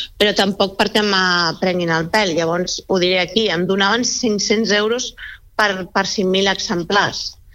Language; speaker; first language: Catalan; native; Catalan